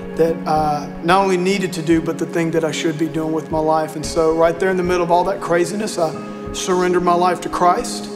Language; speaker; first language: English; native; English